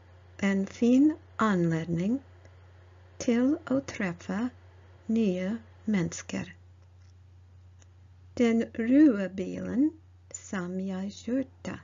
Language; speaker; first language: Norwegian; non-native, learner; English